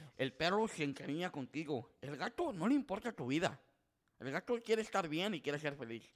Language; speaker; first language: Spanish; early bilingual, heritage; Spanish